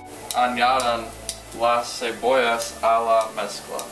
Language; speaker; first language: Spanish; non-native, learner; English